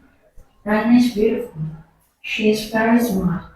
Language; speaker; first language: English; non-native, learner; Indonesian